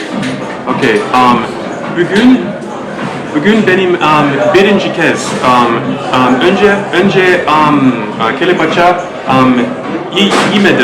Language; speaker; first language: Turkish; non-native, learner; English